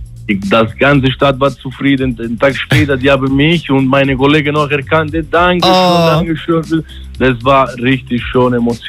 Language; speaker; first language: German; non-native, learner; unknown